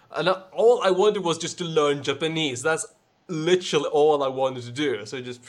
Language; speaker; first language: English; non-native, fluent; Swedish